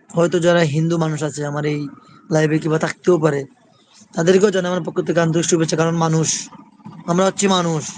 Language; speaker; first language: Bangla; non-native, local second language; Sylheti